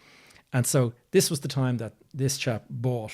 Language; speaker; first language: English; native; English